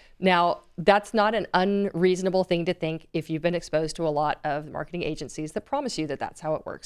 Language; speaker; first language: English; native; English